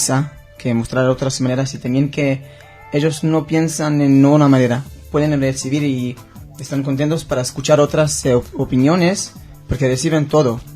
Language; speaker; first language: Spanish; non-native, learner; Hebrew